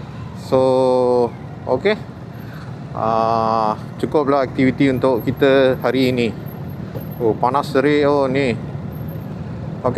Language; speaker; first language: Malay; non-native, local second language; Tamil